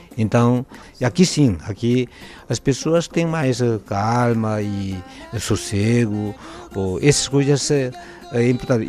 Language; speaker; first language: Portuguese; non-native, fluent; Korean